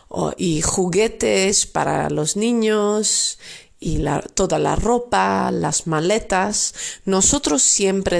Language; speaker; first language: Spanish; non-native, fluent; Dutch